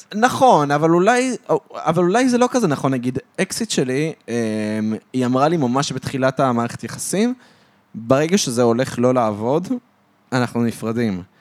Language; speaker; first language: Hebrew; early bilingual, other home language; French